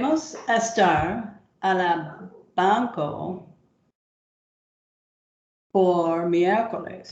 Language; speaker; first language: Spanish; non-native, learner; English